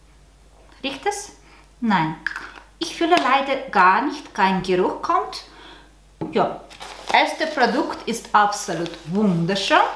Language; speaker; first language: German; non-native, learner; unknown